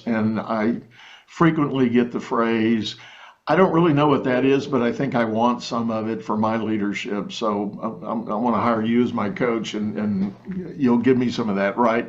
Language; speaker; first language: English; native; English